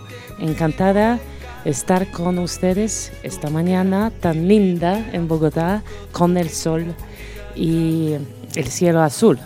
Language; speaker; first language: Spanish; non-native, fluent; Polish